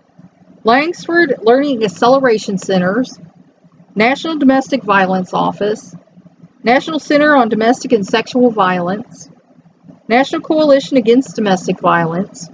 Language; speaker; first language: English; native; English